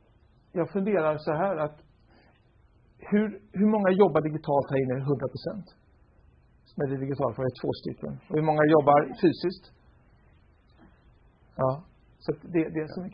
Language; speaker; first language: Swedish; native; Swedish